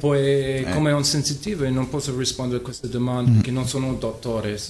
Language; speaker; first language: Italian; non-native, learner; English